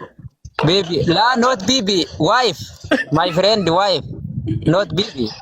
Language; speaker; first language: English; non-native, learner; Oromo